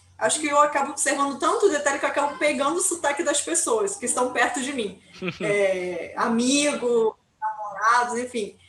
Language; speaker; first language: Portuguese; non-native, fluent; Spanish